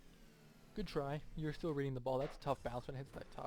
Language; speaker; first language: English; native; English